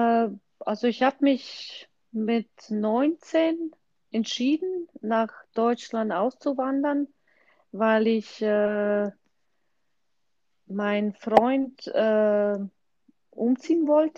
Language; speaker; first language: German; non-native, fluent; Croatian